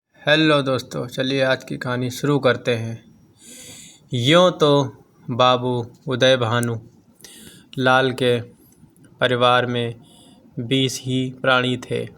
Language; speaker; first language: Hindi; native; Hindi